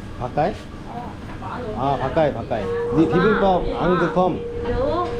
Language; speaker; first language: Korean; native; Korean